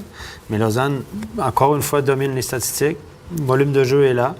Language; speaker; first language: French; native; French